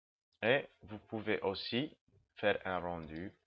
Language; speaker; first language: French; non-native, local second language; Arabic